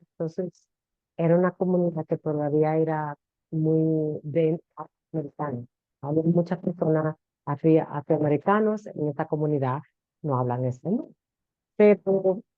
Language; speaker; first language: Spanish; early bilingual, heritage; Spanish